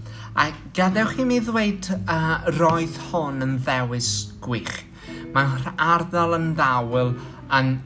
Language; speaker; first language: Welsh; non-native, fluent; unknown